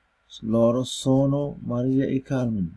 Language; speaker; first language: Italian; non-native, fluent; Arabic